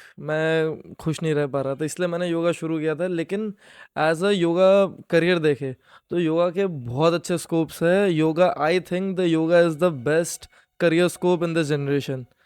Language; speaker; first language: Hindi; native; Hindi